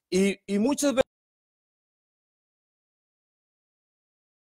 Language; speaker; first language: Spanish; native; Spanish